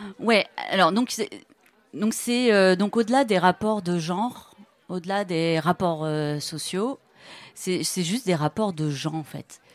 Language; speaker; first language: French; native; French